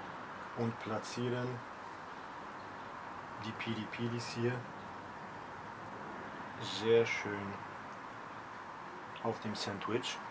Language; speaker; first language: German; early bilingual, other home language; Polish